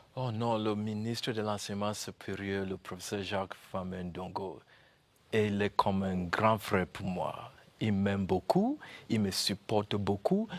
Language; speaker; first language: French; non-native, local second language; English